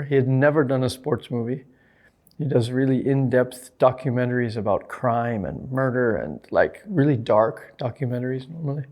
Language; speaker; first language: English; native; English